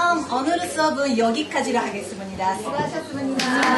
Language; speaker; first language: Korean; non-native, fluent; Japanese